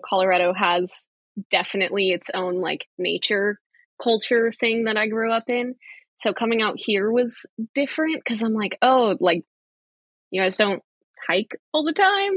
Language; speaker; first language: English; native; English